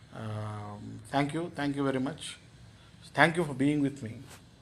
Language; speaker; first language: English; non-native, local second language; Telugu